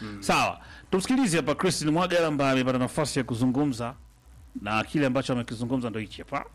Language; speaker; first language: Swahili; native; Swahili